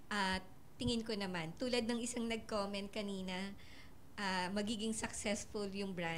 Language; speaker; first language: Filipino; native; Filipino